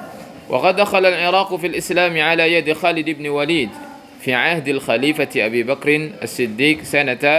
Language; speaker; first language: Arabic; non-native, fluent; Sundanese